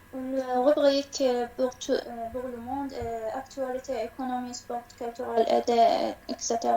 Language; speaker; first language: French; non-native, learner; Arabic